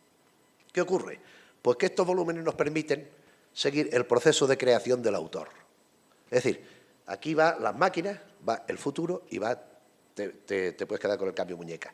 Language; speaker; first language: Spanish; native; Spanish